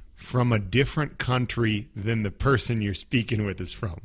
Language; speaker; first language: English; native; English